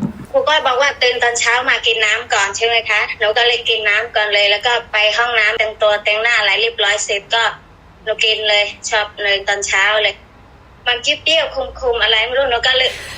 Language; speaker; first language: Thai; non-native, fluent; Burmese